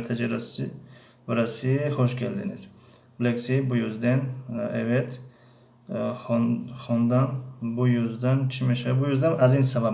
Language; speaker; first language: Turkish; non-native, fluent; Tajik